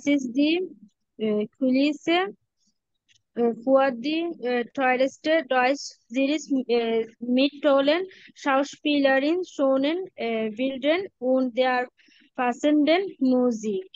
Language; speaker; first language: German; non-native, learner; Bangla